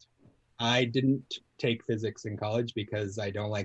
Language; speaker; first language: English; native; English